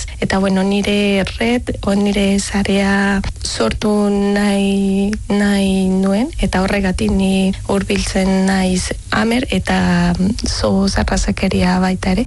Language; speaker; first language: Basque; non-native, learner; Spanish